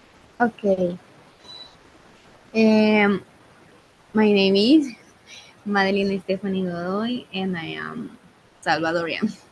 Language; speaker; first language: English; non-native, learner; Spanish